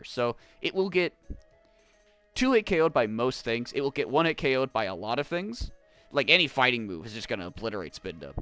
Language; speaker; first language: English; native; English